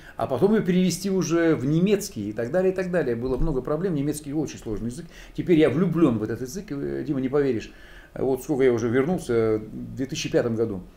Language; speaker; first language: Russian; native; Russian